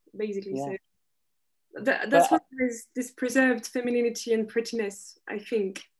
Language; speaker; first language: English; non-native, fluent; French